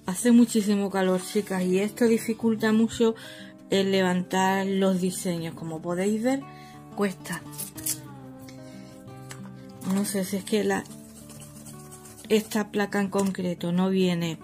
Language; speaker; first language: Spanish; native; Spanish